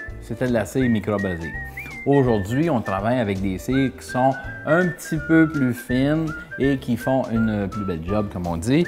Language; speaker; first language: French; native; French